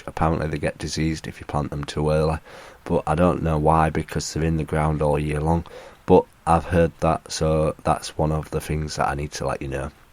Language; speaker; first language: English; native; English